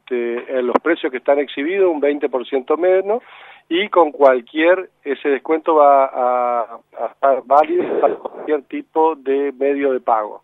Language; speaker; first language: Spanish; native; Spanish